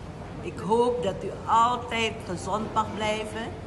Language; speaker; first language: Dutch; non-native, fluent; Indonesian